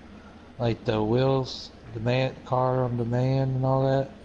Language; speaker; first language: English; native; English